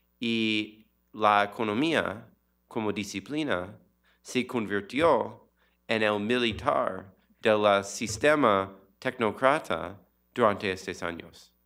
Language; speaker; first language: Spanish; non-native, learner; English